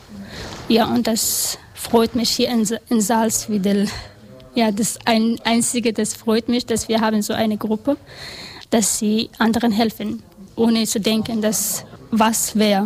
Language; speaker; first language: German; non-native, learner; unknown